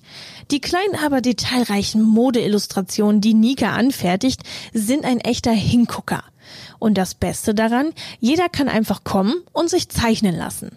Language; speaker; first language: German; native; German